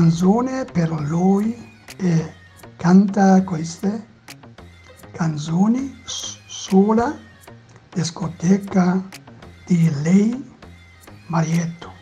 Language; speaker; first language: Italian; non-native, learner; Persian